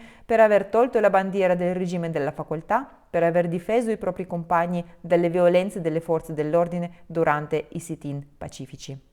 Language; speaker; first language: Italian; non-native, fluent; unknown